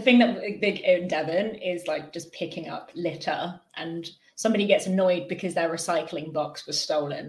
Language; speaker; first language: English; native; English